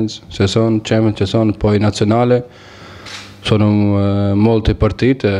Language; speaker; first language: Italian; non-native, fluent; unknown